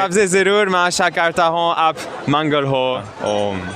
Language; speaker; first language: Hindi; non-native, learner; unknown